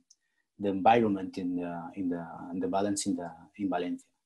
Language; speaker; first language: English; non-native, learner; Spanish